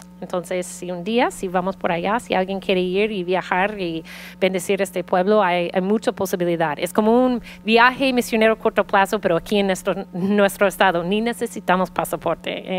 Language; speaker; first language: Spanish; early bilingual, heritage; Spanish